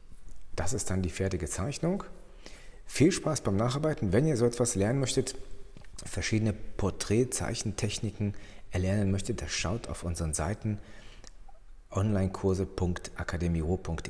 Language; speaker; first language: German; native; German